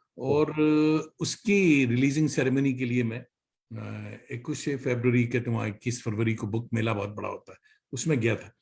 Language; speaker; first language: Urdu; native; Urdu